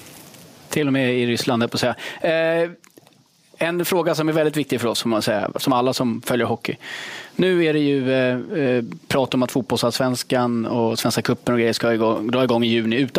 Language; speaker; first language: Swedish; native; Swedish